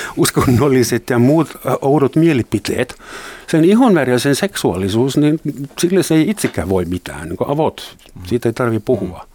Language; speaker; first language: Finnish; non-native, fluent; German